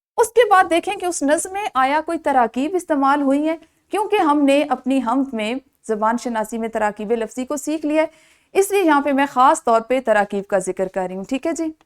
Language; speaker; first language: Urdu; non-native, local second language; Punjabi